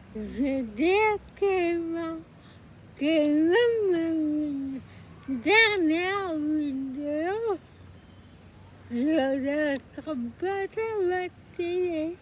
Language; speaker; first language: French; non-native, learner; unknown